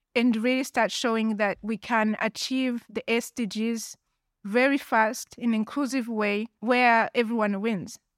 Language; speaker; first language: English; non-native, local second language; Kinyarwanda